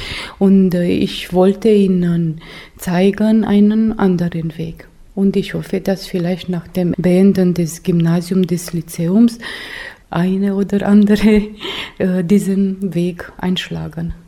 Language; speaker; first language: German; non-native, local second language; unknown